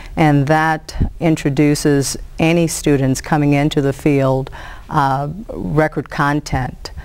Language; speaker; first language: English; native; English